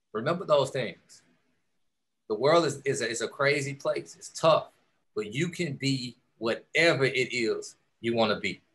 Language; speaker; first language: English; native; English